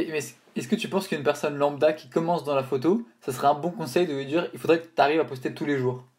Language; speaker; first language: French; native; French